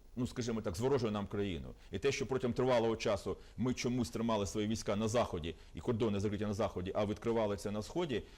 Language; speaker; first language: Ukrainian; native; Ukrainian